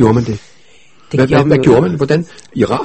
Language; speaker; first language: Danish; native; Danish